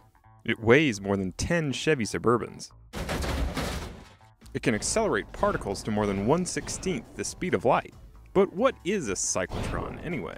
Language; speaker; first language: English; native; English